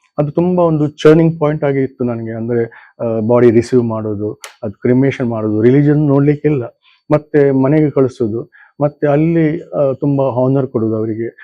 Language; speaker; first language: Kannada; non-native, local second language; Konkani